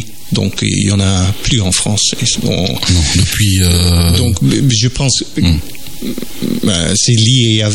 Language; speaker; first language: French; non-native, fluent; English